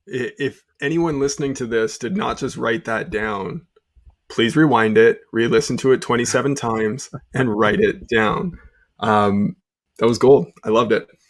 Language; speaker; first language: English; native; English